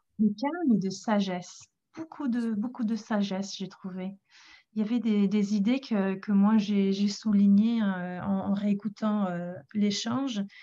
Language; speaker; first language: French; non-native, fluent; English